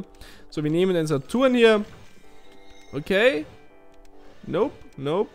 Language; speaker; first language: German; native; German